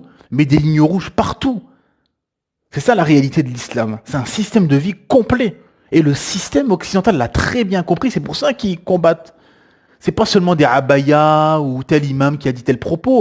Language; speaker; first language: French; native; French